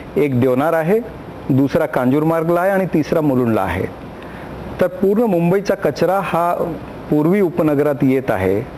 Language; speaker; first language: Marathi; non-native, local second language; Punjabi